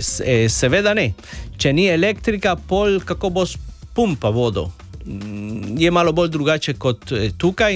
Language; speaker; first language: Slovenian; non-native, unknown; Spanish